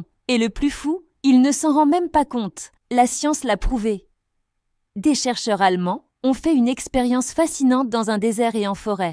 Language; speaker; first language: French; native; French